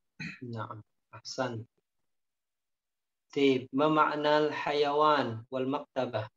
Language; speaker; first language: Arabic; non-native, fluent; Indonesian